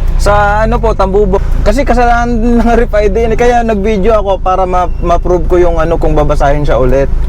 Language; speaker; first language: Filipino; native; Filipino